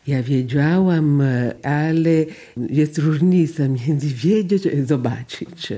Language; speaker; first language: Polish; non-native, learner; Italian